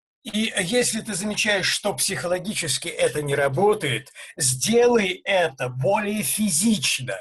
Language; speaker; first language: Russian; native; Russian